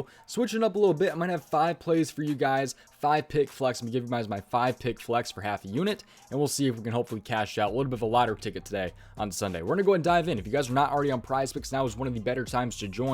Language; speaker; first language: English; native; English